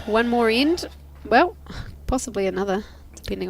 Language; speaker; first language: English; native; English